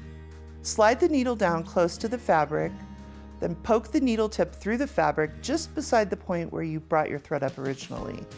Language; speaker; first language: English; native; English